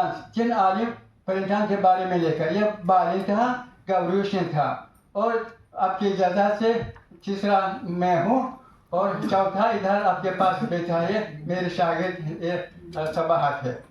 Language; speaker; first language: Hindi; non-native, fluent; Tajik